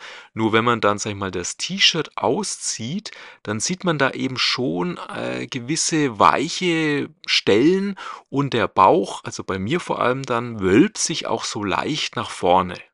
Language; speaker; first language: German; native; German